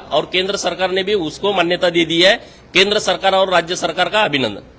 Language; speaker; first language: Hindi; non-native, local second language; Marathi